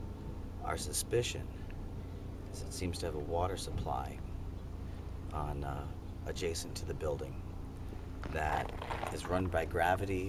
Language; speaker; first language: English; native; English